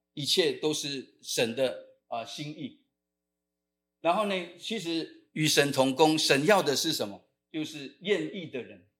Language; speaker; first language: Chinese; non-native, local second language; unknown